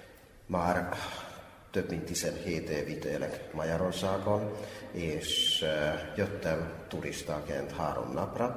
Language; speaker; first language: Hungarian; non-native, fluent; Finnish